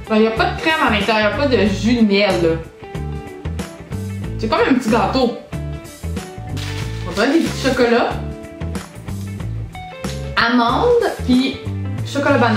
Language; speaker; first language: French; native; French